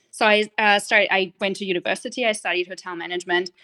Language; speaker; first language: English; non-native, fluent; German